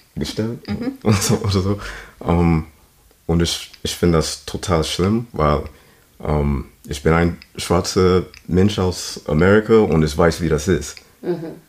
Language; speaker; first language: German; non-native, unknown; English